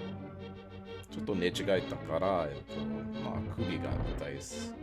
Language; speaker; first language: Japanese; non-native, fluent; English